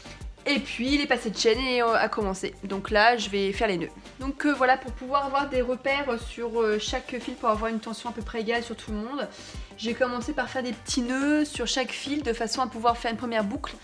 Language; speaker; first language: French; native; French